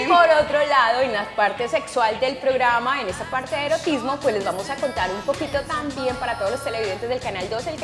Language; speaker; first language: Spanish; native; Spanish